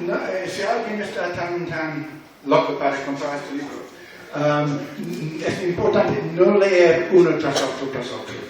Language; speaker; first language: Spanish; non-native, fluent; English